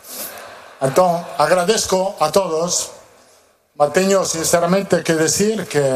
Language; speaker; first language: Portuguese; non-native, learner; Italian